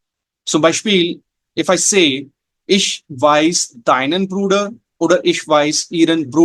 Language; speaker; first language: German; non-native, fluent; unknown